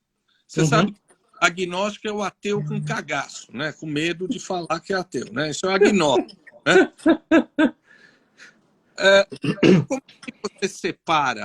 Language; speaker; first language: Portuguese; native; Portuguese